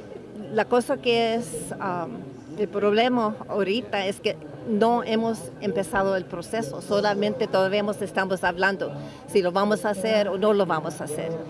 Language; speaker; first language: Spanish; early bilingual, heritage; English